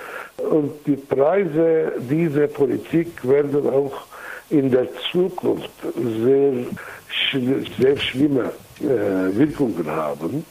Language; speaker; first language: German; non-native, fluent; Kurdish